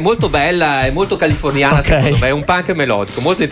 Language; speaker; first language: Italian; native; Italian